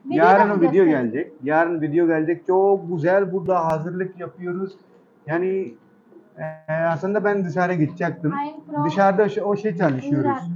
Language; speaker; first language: Turkish; non-native, learner; Urdu